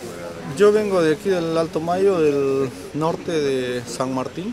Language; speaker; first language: Spanish; native; Spanish